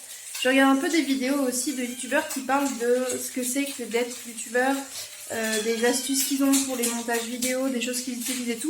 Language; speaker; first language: French; native; French